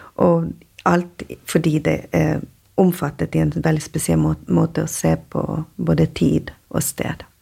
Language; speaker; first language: Norwegian; non-native, fluent; Spanish